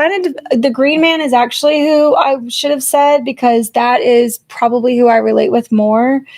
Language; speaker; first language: English; native; English